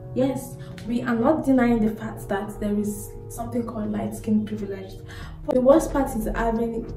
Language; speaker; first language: English; non-native, local second language; Yoruba